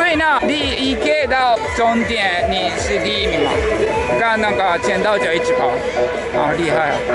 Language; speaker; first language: Chinese; non-native, learner; Japanese